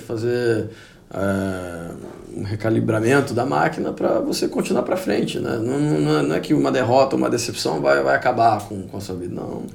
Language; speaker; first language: Portuguese; non-native, fluent; Spanish